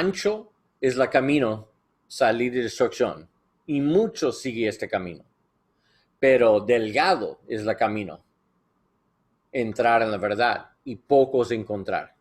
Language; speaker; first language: Spanish; non-native, learner; English